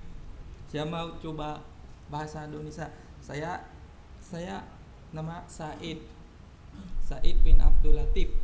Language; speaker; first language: Indonesian; non-native, learner; Khmer